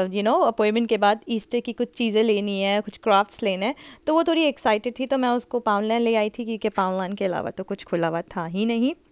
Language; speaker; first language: Urdu; native; Urdu